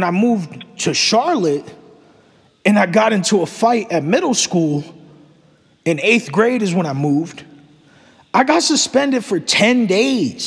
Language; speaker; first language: English; native; English